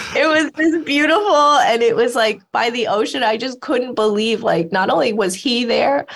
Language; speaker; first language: English; native; English